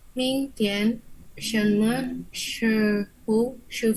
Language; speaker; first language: Chinese; non-native, learner; Indonesian